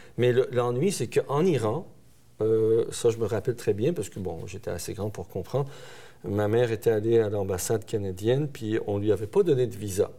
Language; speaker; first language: French; early bilingual, other home language; Persian